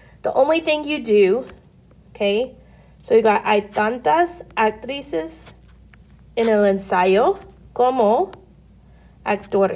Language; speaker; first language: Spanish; non-native, fluent; English